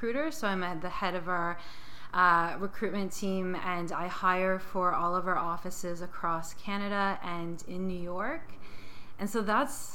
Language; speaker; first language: English; native; English